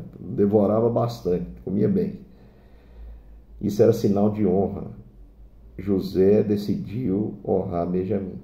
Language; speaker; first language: Portuguese; native; Portuguese